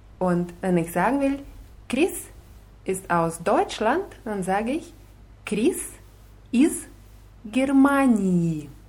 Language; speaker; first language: German; non-native, fluent; Russian